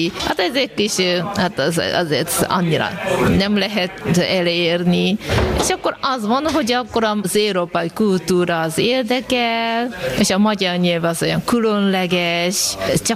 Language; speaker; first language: Hungarian; non-native, fluent; Japanese